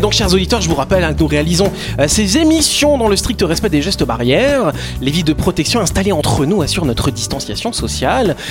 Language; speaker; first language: French; native; French